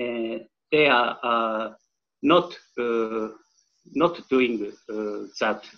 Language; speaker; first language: English; non-native, learner; Japanese